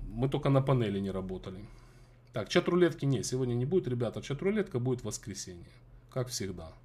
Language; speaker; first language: Russian; native; Russian